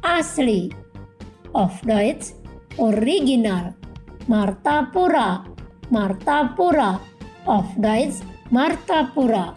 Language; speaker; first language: German; non-native, fluent; Indonesian